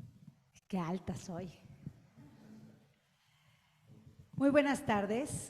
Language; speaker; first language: Spanish; native; Spanish